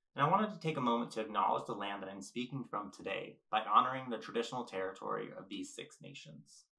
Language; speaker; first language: English; native; English